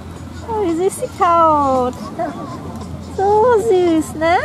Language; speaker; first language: German; native; German